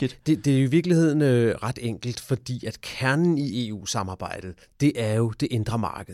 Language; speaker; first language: Danish; native; Danish